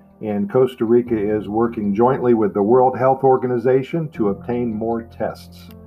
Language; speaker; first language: English; native; English